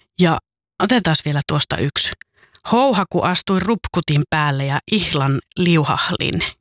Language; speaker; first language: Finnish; native; Finnish